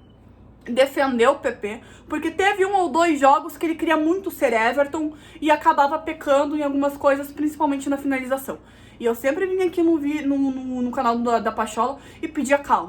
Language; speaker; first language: Portuguese; native; Portuguese